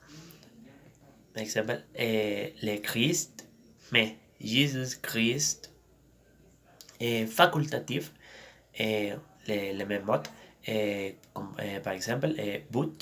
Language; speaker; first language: French; non-native, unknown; Spanish